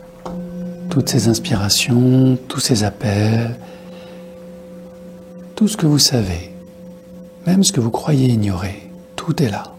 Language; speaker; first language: French; native; French